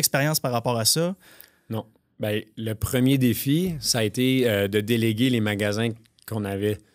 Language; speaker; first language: French; native; French